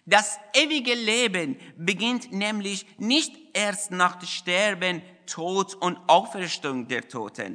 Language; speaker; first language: German; non-native, fluent; Persian